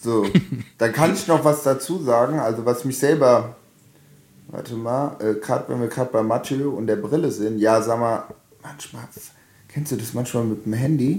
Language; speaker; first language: German; native; German